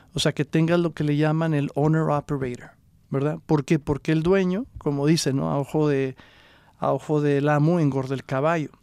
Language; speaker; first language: Spanish; native; Spanish